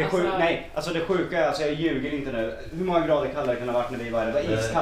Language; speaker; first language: Swedish; native; Swedish